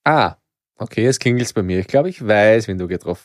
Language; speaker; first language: German; native; German